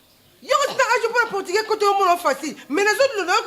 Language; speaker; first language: Portuguese; non-native, learner; Lingala